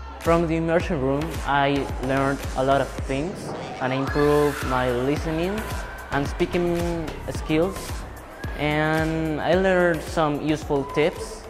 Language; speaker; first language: English; non-native, learner; Spanish